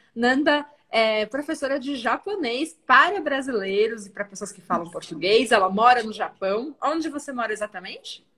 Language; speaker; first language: Portuguese; native; Portuguese